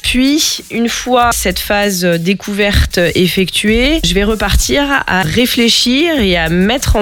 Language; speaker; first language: French; native; French